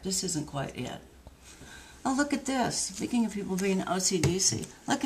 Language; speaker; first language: English; native; English